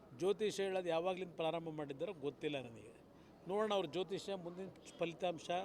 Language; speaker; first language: Kannada; native; Kannada